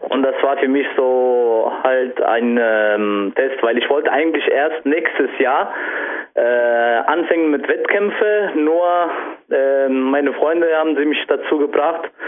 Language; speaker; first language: German; non-native, fluent; Italian